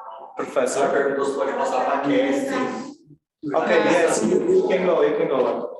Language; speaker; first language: English; non-native, fluent; Portuguese